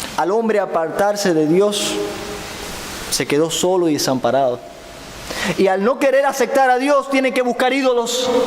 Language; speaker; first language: Spanish; native; Spanish